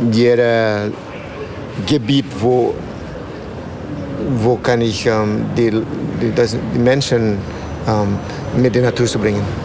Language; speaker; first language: German; non-native, learner; Spanish